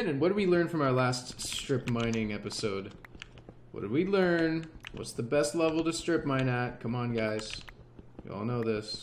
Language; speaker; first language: English; native; English